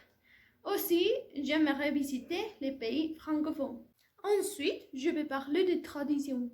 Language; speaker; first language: French; non-native, learner; Spanish